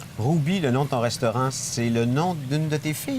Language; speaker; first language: French; native; French